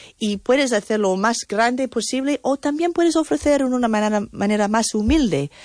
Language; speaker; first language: Spanish; non-native, fluent; English